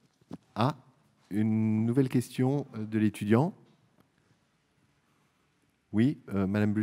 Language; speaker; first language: French; native; French